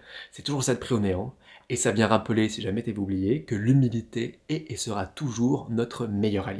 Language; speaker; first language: French; native; French